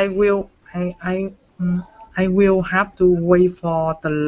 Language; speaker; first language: English; non-native, learner; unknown